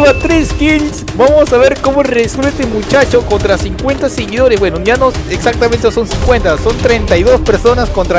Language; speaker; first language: Spanish; native; Spanish